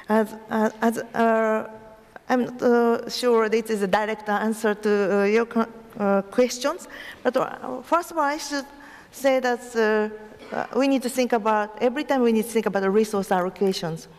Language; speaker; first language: English; non-native, learner; Japanese